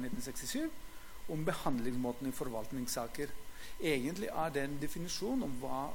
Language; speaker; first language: Norwegian; non-native, fluent; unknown